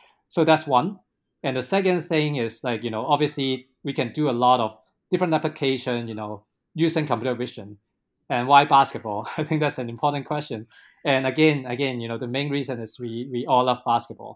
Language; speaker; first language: English; non-native, local second language; Cantonese